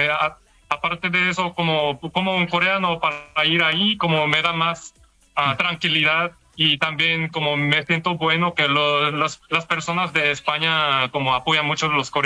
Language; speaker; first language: Spanish; non-native, fluent; Korean